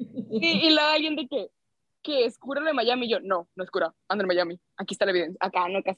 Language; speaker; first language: Spanish; early bilingual, heritage; Spanish